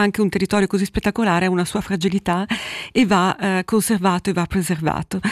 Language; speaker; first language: Italian; native; Italian